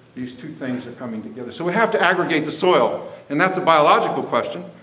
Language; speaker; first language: English; native; English